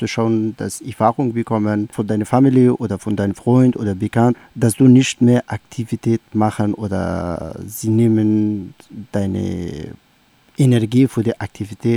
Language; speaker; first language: German; non-native, learner; Persian